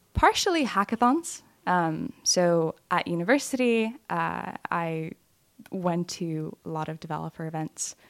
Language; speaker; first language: English; non-native, fluent; Lithuanian